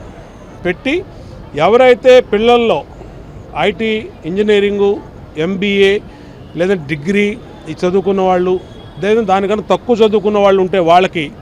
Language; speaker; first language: Telugu; native; Telugu